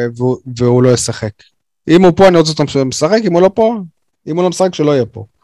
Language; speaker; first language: Hebrew; native; Hebrew